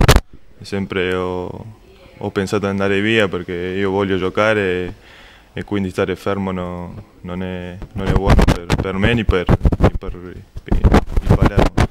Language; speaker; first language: Italian; non-native, learner; Spanish